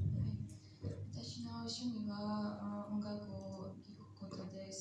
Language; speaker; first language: Japanese; non-native, fluent; Armenian